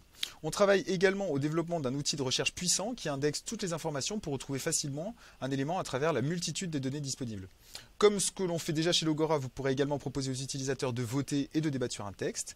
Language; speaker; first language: French; native; French